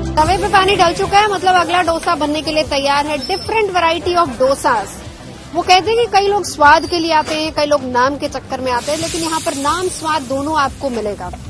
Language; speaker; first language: Hindi; native; Hindi